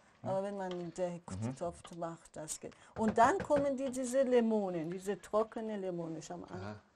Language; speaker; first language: German; non-native, learner; Persian